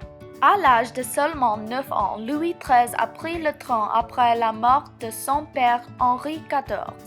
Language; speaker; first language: French; non-native, learner; English